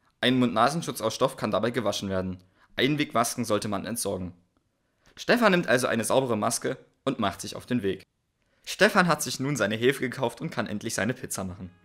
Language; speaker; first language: German; native; German